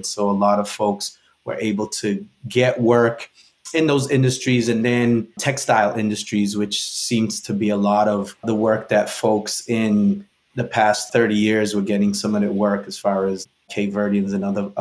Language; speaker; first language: English; native; English